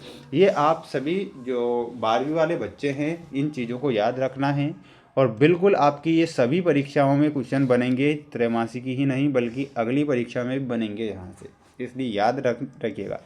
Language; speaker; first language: Hindi; native; Hindi